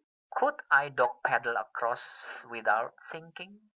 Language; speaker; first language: English; non-native, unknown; Indonesian